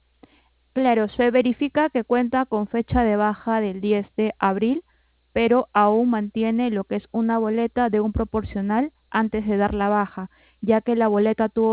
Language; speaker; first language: Spanish; native; Spanish